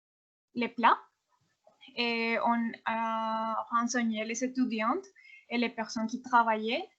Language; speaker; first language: French; non-native, fluent; Spanish